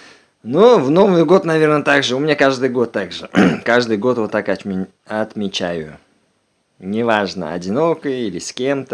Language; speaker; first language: Russian; non-native, local second language; Uzbek